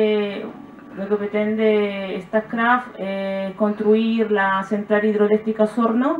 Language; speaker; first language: Spanish; native; Spanish